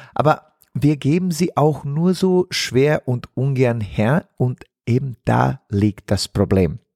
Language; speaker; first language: German; non-native, fluent; Bosnian